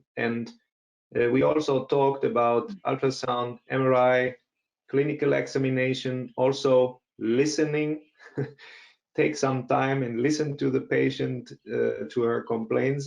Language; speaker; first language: English; non-native, fluent; Spanish